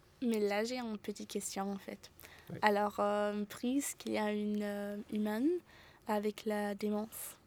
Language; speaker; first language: French; non-native, fluent; German